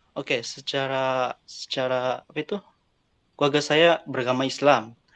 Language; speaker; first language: Malay; non-native, local second language; Central Dusun